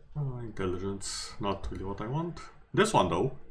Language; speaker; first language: English; non-native, fluent; Romanian